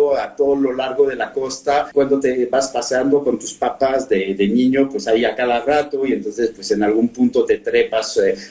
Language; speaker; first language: Spanish; non-native, fluent; French